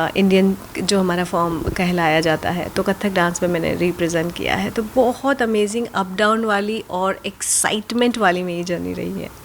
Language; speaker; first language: Hindi; non-native, local second language; Gujarati